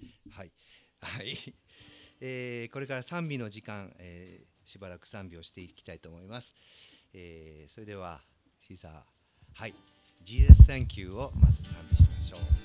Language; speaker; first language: Japanese; native; Japanese